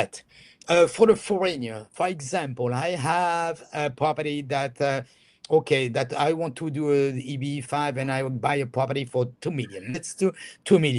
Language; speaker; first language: English; non-native, fluent; French